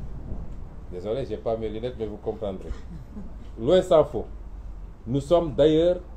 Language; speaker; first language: French; non-native, local second language; Wolof